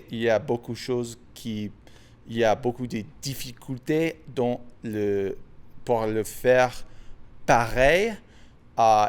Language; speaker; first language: French; non-native, fluent; English